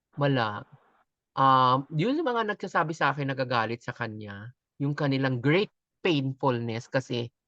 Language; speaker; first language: Filipino; native; Filipino